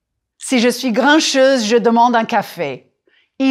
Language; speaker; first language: French; non-native, fluent; English